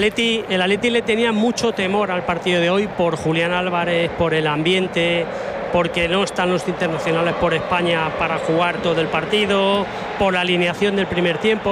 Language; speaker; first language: Spanish; native; Spanish